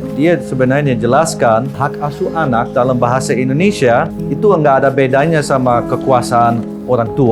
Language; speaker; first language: Indonesian; non-native, learner; Dutch